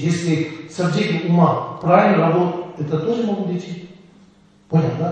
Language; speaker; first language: Russian; non-native, learner; Tibetan